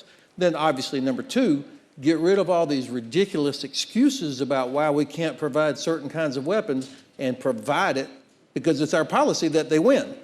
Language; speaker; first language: English; native; English